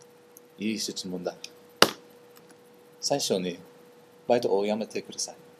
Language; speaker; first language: Japanese; non-native, learner; English